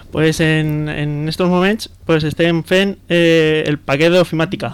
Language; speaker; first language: Catalan; native; Catalan